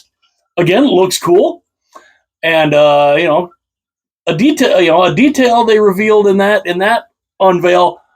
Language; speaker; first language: English; native; English